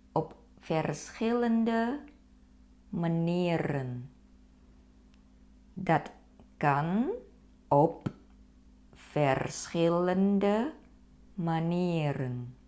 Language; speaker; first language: Dutch; non-native, fluent; Thai